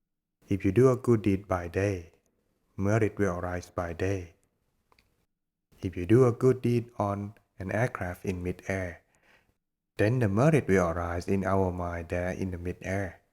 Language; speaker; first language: English; non-native, fluent; Thai